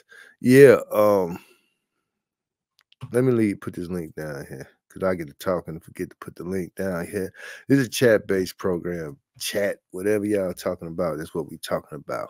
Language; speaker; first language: English; native; English